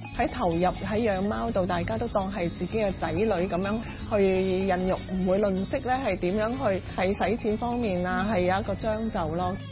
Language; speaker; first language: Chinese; non-native, local second language; Cantonese